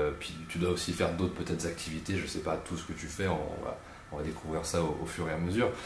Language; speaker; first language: French; native; French